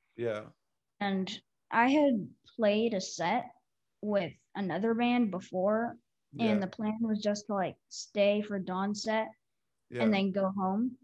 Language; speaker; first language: English; native; English